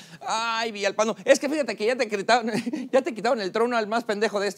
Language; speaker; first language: Spanish; native; Spanish